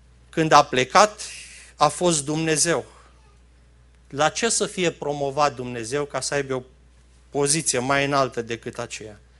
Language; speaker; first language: Romanian; native; Romanian